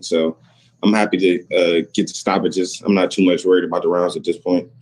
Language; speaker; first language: English; native; English